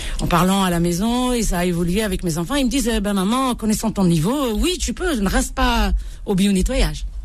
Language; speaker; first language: French; non-native, local second language; Arabic